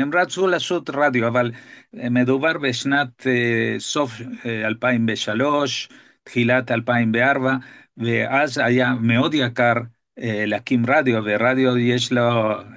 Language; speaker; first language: Hebrew; non-native, fluent; Spanish